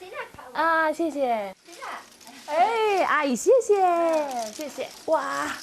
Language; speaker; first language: Chinese; non-native, learner; Korean